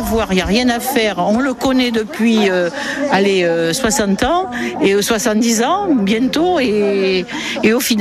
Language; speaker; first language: French; native; French